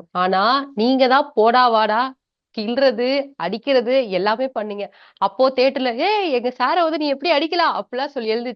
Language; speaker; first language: Tamil; native; Tamil